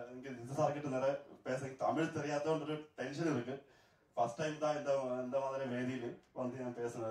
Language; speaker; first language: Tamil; non-native, learner; Malayalam